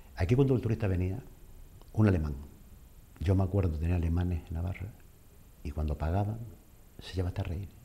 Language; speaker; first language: Spanish; native; Spanish